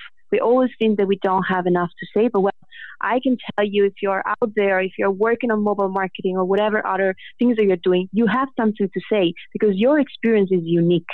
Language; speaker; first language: English; non-native, fluent; Italian